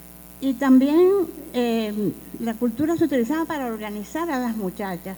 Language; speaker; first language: Spanish; native; Spanish